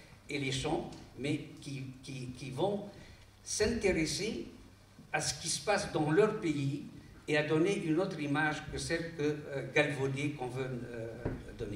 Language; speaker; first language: French; non-native, local second language; Arabic